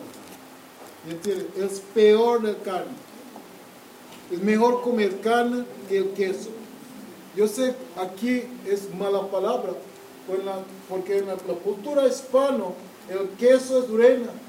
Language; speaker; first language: Spanish; non-native, fluent; English